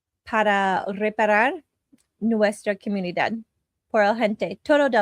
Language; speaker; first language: Spanish; non-native, learner; English